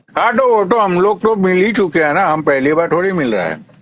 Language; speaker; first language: Hindi; native; Hindi